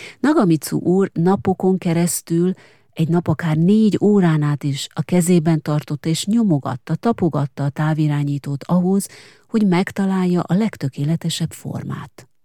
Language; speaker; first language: Hungarian; native; Hungarian